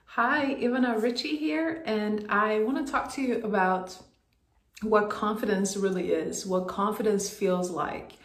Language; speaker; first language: English; non-native, fluent; Swedish